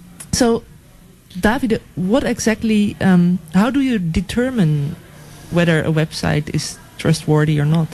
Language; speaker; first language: English; non-native, fluent; Dutch